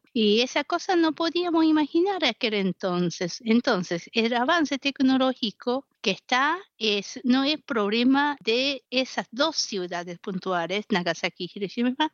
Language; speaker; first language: Spanish; non-native, fluent; Japanese